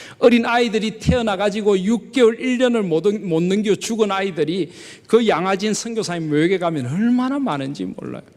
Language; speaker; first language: Korean; native; Korean